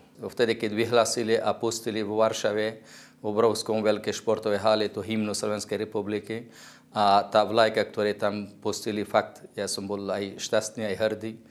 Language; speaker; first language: Slovak; non-native, fluent; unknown